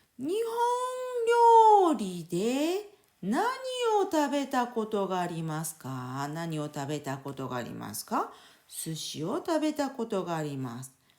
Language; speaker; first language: Japanese; non-native, fluent; French